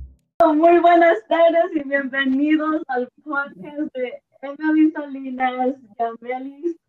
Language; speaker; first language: Spanish; early bilingual, heritage; Spanish